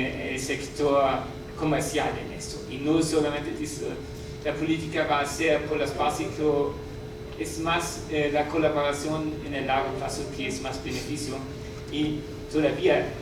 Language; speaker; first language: Spanish; non-native, learner; German